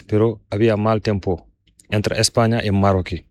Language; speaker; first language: Spanish; non-native, learner; Fula